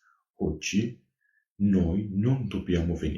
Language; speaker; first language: Italian; non-native, fluent; Georgian